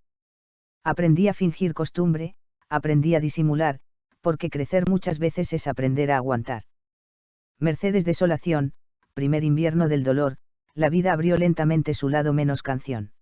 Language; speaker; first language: Spanish; native; Spanish